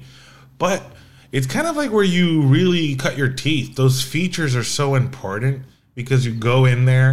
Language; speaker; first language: English; non-native, fluent; Spanish